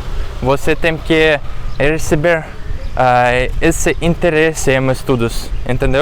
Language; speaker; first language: Portuguese; non-native, fluent; Russian